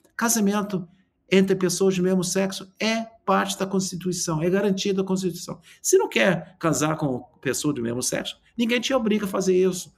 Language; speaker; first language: Portuguese; non-native, fluent; English